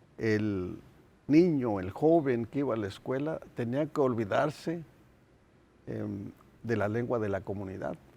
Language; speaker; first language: Spanish; non-native, local second language; Nahuatl languages